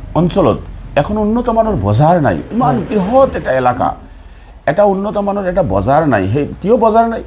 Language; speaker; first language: Assamese; non-native, local second language; Bangla